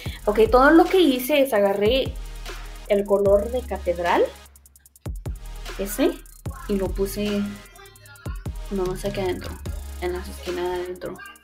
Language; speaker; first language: Spanish; early bilingual, heritage; Spanish